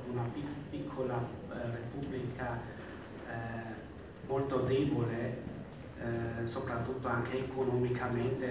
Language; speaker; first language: Italian; non-native, fluent; German